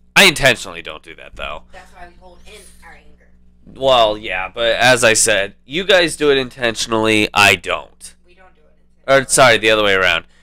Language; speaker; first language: English; native; English